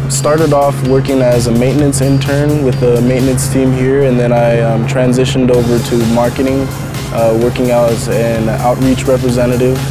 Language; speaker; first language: English; native; English